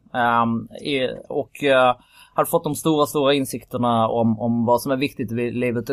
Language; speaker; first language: Swedish; early bilingual, other home language; Kurdish